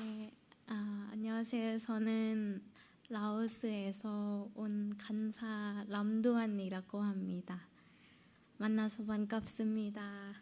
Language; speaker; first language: Korean; non-native, learner; Lao